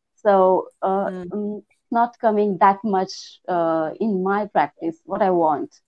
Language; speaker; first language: English; non-native, local second language; Hindi